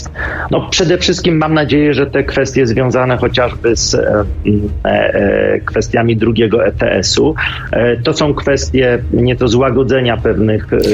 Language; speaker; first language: Polish; native; Polish